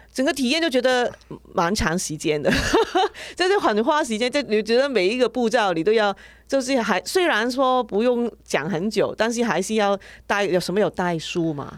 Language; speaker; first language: Chinese; non-native, local second language; Cantonese